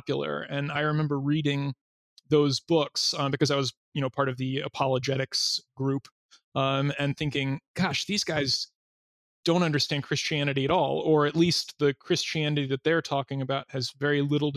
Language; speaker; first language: English; native; English